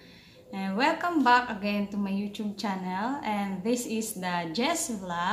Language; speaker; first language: English; non-native, local second language; Filipino